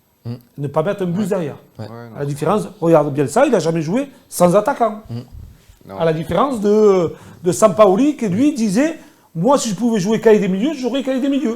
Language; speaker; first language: French; native; French